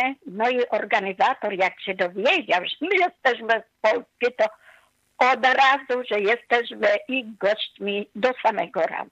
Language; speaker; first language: Polish; non-native, fluent; Hungarian